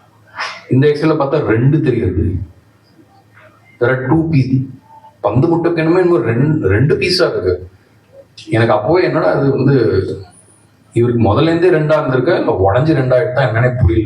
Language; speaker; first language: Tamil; native; Tamil